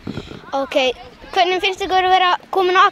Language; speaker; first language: Icelandic; native; Icelandic